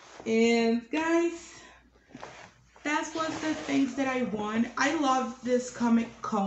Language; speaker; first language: English; non-native, learner; Portuguese